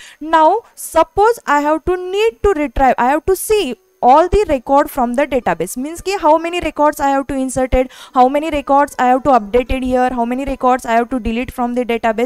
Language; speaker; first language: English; non-native, local second language; Marathi